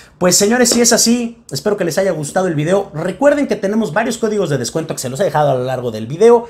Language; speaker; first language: Spanish; native; Spanish